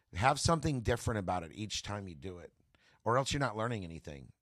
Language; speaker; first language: English; native; English